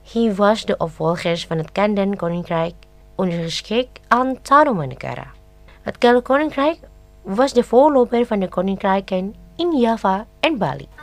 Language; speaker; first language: Dutch; non-native, fluent; Indonesian